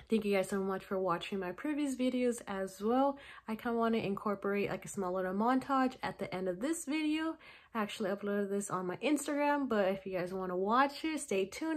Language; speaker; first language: English; early bilingual, other home language; Spanish